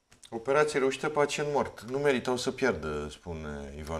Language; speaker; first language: Romanian; native; Romanian